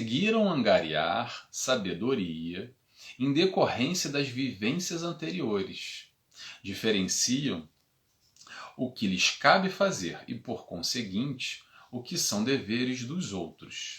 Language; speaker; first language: Portuguese; native; Portuguese